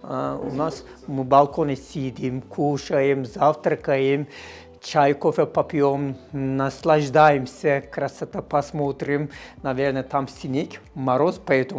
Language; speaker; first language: Russian; non-native, learner; Turkish